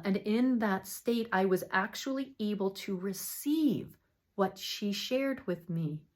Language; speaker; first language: English; native; English